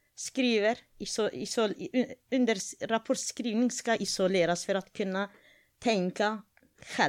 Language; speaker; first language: Swedish; non-native, fluent; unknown